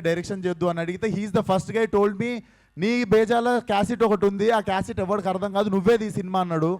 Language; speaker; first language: Telugu; native; Telugu